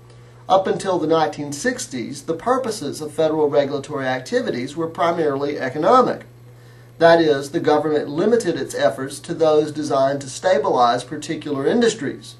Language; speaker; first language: English; native; English